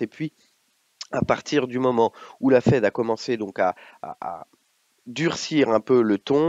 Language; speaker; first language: French; native; French